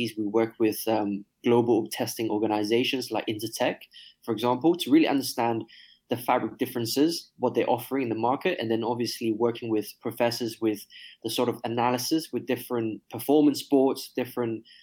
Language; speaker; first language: English; non-native, local second language; Cantonese